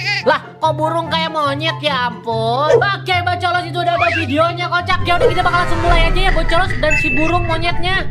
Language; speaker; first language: Indonesian; native; Indonesian